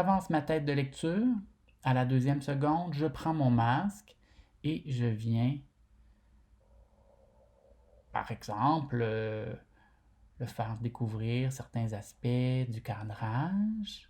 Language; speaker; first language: French; native; French